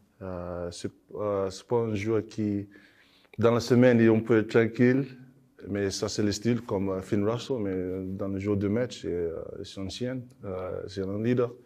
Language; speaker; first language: French; non-native, learner; English